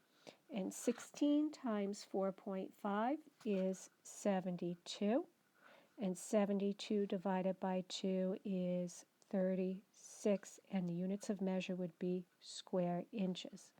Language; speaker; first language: English; native; English